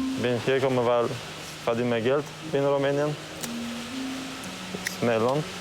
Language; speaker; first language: German; non-native, learner; Romanian